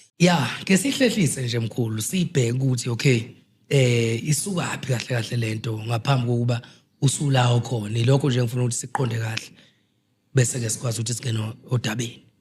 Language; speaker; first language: Zulu; native; Zulu